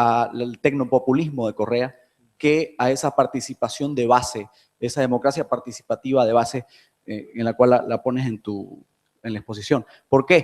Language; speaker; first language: Spanish; native; Spanish